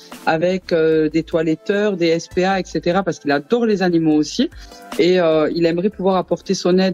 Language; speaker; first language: French; native; French